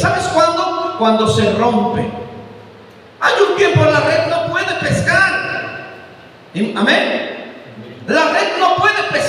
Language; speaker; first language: Spanish; native; Spanish